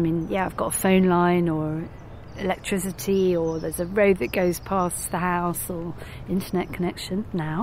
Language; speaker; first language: English; native; English